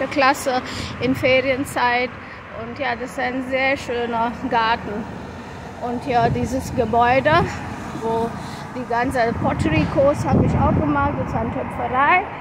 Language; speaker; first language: German; non-native, fluent; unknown